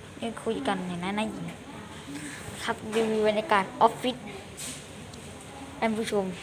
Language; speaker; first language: Thai; native; Thai